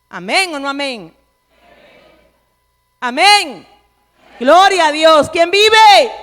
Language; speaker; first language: Spanish; native; Spanish